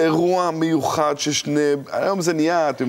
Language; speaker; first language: Hebrew; native; Hebrew